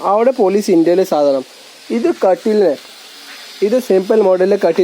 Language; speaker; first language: Malayalam; non-native, learner; Hindi